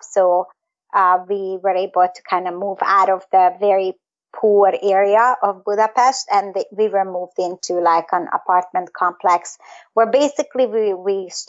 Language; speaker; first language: English; non-native, fluent; Hungarian